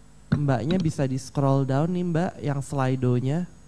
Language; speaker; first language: Indonesian; native; Indonesian